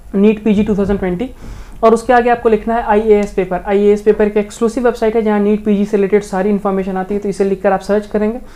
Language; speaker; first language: Hindi; native; Hindi